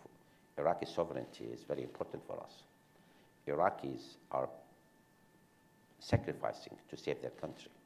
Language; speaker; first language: English; non-native, fluent; Arabic